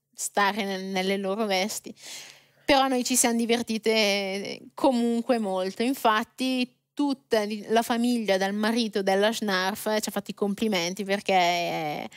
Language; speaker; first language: Italian; native; Italian